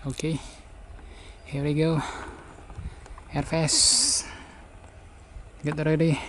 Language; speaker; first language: English; non-native, learner; Indonesian